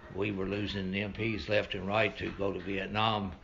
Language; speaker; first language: English; native; English